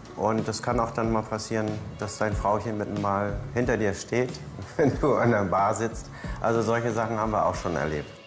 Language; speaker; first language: German; native; German